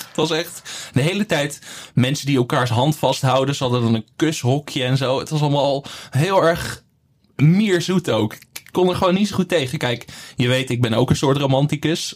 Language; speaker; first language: Dutch; native; Dutch